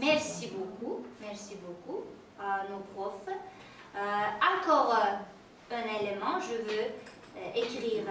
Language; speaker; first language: French; non-native, fluent; Uzbek